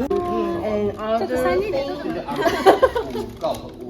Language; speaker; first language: Japanese; native; Japanese